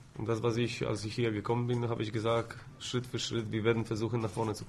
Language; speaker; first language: German; non-native, fluent; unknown